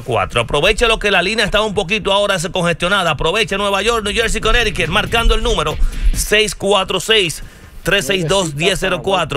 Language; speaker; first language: Spanish; native; Spanish